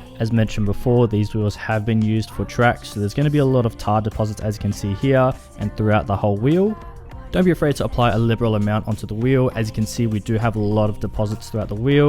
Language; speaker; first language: English; native; English